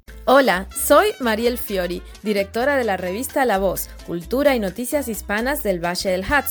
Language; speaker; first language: Spanish; native; Spanish